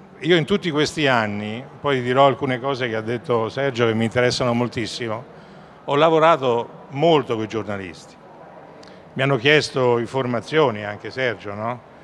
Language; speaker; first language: Italian; native; Italian